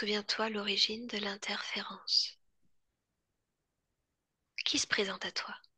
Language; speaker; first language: French; native; French